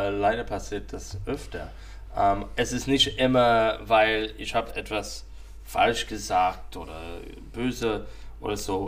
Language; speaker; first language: German; non-native, fluent; English